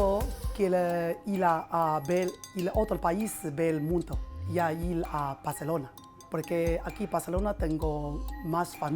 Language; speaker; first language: Spanish; non-native, learner; Chinese